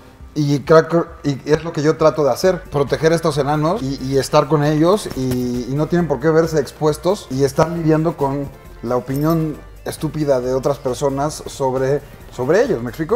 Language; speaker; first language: Spanish; native; Spanish